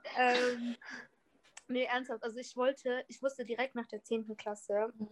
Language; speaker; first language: German; early bilingual, other home language; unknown